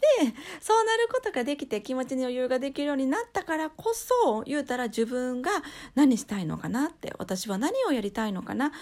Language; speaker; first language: Japanese; native; Japanese